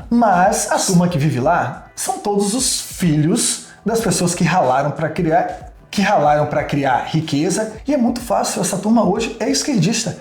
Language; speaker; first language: Portuguese; native; Portuguese